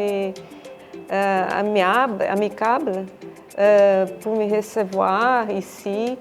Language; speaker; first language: French; non-native, learner; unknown